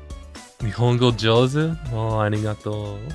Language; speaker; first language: Japanese; non-native, learner; English